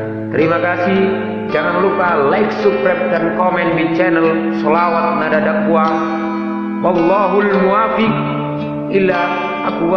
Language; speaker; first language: Indonesian; native; Indonesian